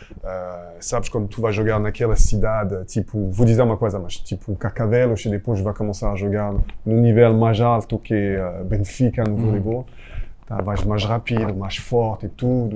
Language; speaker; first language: Portuguese; non-native, fluent; French